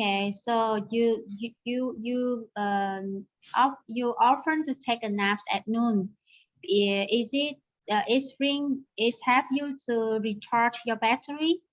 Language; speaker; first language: English; non-native, learner; Vietnamese